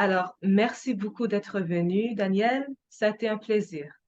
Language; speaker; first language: French; non-native, fluent; English